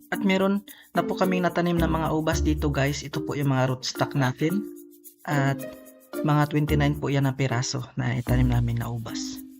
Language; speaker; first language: Filipino; non-native, local second language; Cebuano